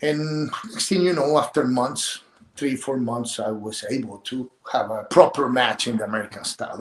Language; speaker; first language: English; non-native, fluent; Spanish